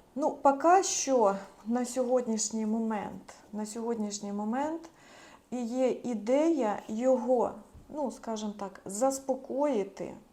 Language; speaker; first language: Ukrainian; non-native, local second language; Russian